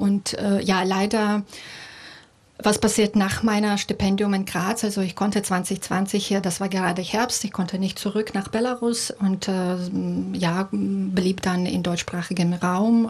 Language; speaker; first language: German; non-native, fluent; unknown